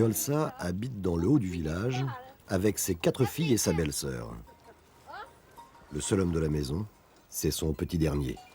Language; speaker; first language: French; native; French